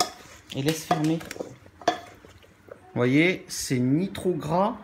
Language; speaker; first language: French; native; French